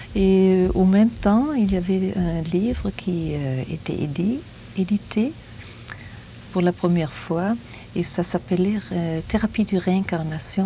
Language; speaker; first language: French; non-native, fluent; German